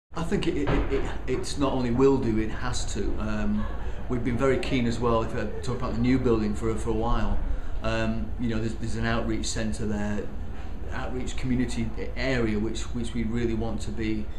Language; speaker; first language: English; native; English